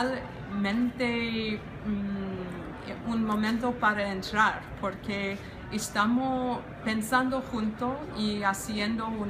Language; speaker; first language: Spanish; non-native, learner; English